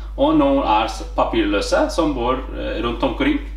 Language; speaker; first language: Norwegian; non-native, fluent; Amharic